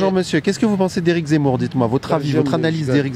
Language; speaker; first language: French; native; French